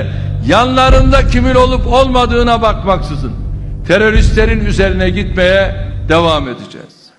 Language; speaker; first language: Turkish; native; Turkish